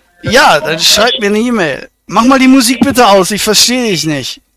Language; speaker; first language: German; native; German